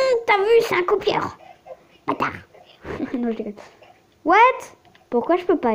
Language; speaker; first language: French; native; French